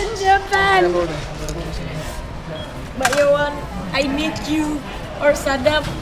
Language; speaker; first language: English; non-native, learner; Indonesian